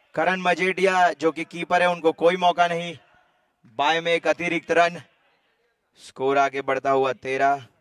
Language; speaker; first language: Hindi; non-native, local second language; Gujarati